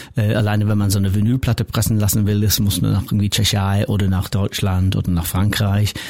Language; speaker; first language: German; non-native, fluent; English